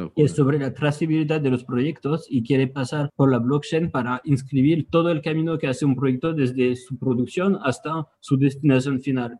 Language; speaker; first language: Spanish; non-native, fluent; French